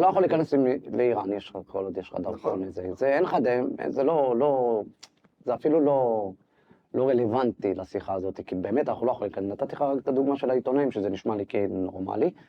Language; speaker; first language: Hebrew; native; Hebrew